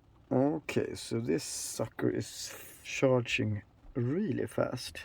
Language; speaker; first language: English; non-native, fluent; Swedish